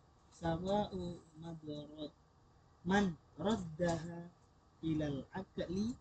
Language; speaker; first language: Arabic; non-native, learner; Indonesian